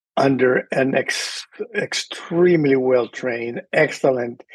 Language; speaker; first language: English; early bilingual, other home language; Spanish